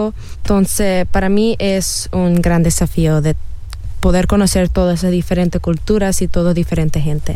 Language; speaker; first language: Spanish; early bilingual, heritage; Spanish